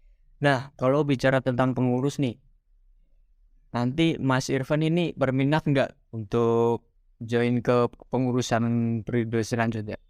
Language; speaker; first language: Indonesian; native; Indonesian